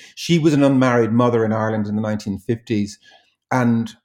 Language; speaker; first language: English; native; English